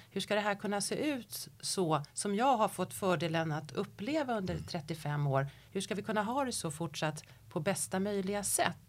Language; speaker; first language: Swedish; native; Swedish